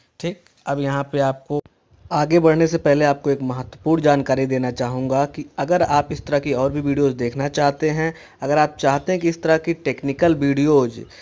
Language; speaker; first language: Hindi; native; Hindi